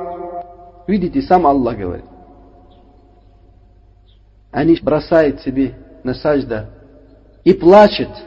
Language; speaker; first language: Russian; non-native, learner; Uzbek